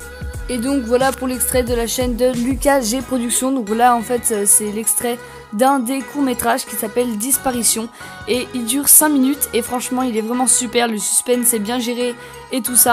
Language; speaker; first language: French; native; French